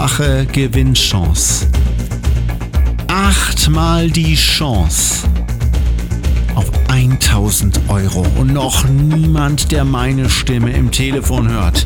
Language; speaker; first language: German; native; German